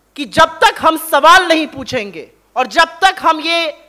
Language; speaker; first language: Hindi; native; Hindi